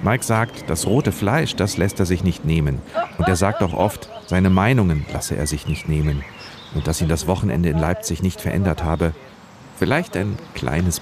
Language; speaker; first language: German; native; German